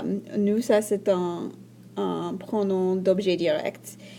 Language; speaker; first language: French; non-native, fluent; English